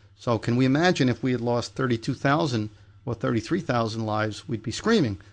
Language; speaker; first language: English; native; English